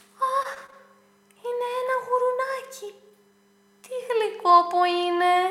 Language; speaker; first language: Greek; native; Greek